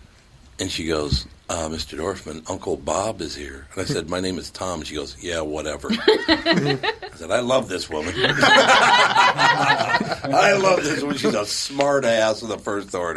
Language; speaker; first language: English; native; English